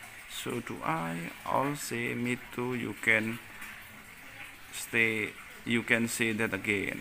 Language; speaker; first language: English; non-native, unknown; Indonesian